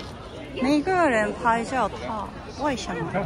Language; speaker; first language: Chinese; non-native, learner; Japanese